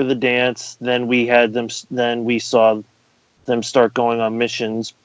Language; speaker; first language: English; native; English